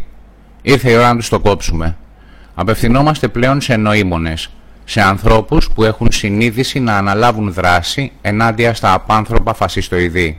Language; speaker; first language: Greek; native; Greek